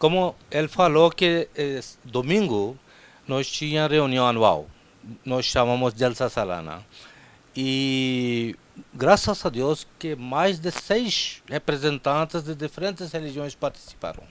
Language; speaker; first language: Portuguese; non-native, fluent; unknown